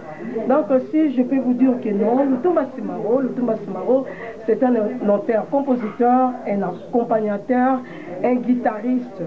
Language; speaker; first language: French; non-native, local second language; Lingala